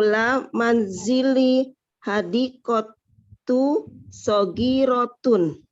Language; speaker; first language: Arabic; non-native, learner; Indonesian